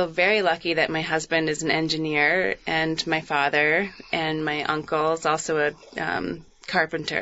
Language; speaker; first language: English; native; English